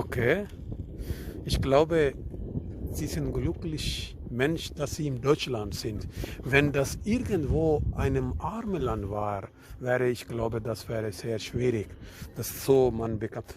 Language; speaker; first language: German; non-native, learner; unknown